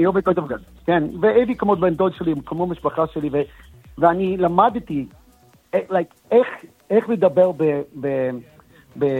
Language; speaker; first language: Hebrew; non-native, learner; English